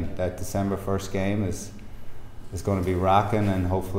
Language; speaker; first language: English; native; English